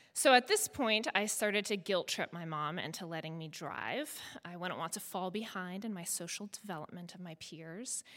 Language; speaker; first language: English; native; English